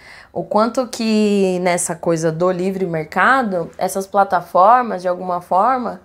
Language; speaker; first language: Portuguese; native; Portuguese